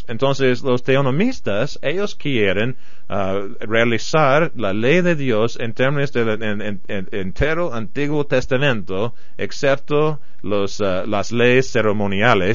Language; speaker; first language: Spanish; non-native, fluent; English